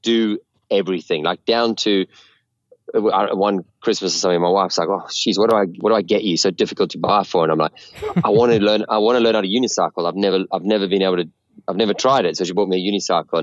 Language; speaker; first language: English; native; English